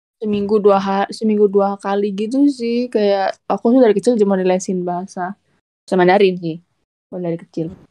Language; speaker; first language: Indonesian; native; Indonesian